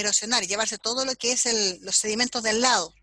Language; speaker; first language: Spanish; native; Spanish